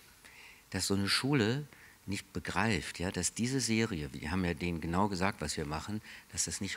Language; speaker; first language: German; native; German